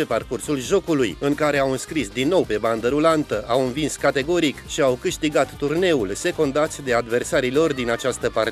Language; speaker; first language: Romanian; native; Romanian